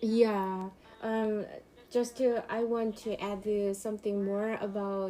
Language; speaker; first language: English; non-native, learner; Korean